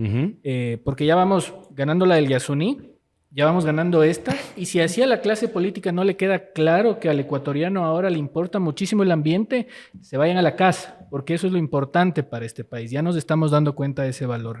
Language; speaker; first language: Spanish; native; Spanish